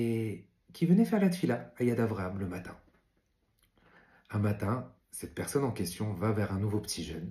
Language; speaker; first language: French; native; French